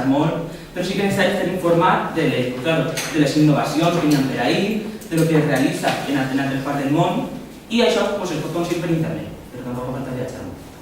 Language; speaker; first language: Catalan; non-native, local second language; Spanish